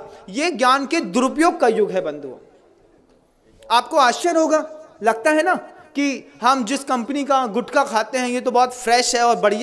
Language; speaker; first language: Hindi; native; Hindi